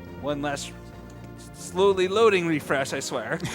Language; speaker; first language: English; native; English